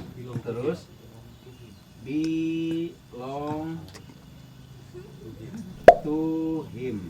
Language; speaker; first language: English; non-native, learner; Sundanese